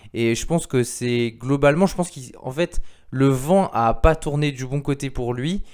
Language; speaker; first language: French; native; French